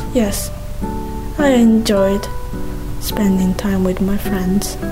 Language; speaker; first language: English; non-native, fluent; Japanese